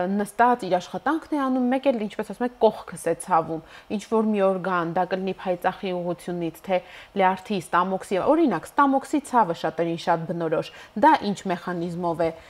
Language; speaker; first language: Armenian; native; Armenian